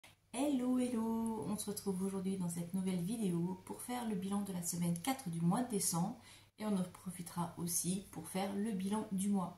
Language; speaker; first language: French; native; French